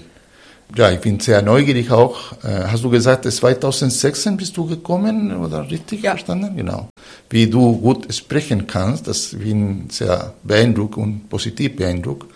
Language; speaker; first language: German; non-native, fluent; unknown